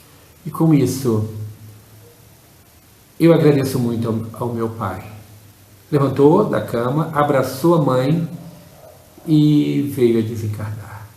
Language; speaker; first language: Portuguese; native; Portuguese